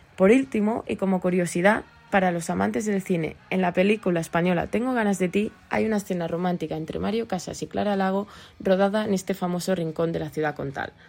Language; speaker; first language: Spanish; native; Spanish